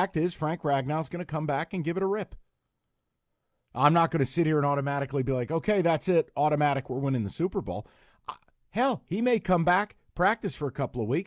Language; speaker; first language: English; native; English